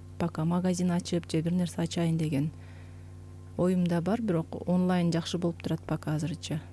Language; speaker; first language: Kyrgyz; native; Kyrgyz